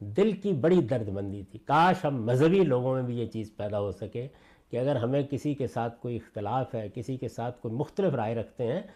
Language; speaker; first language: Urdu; non-native, local second language; Punjabi